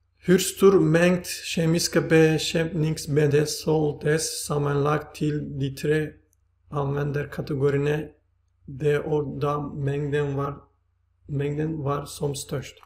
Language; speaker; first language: Swedish; non-native, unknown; Turkish